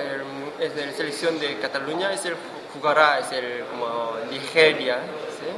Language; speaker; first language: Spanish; non-native, learner; Korean